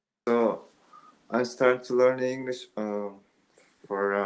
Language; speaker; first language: English; non-native, learner; Portuguese